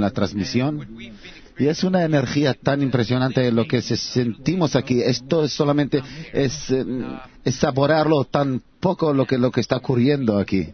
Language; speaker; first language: Spanish; non-native, learner; Hebrew